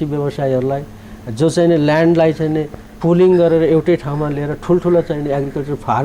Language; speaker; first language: Nepali; native; Nepali